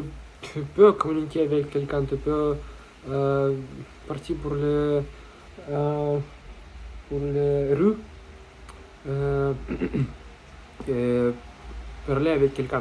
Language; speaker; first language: French; non-native, learner; Russian